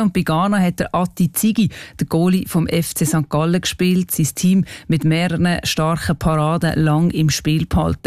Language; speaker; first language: German; native; German